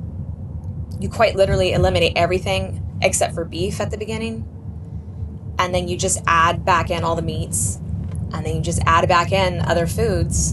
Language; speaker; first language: English; native; English